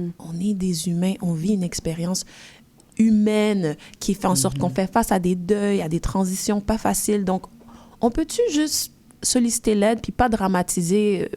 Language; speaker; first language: French; early bilingual, other home language; Haitian Creole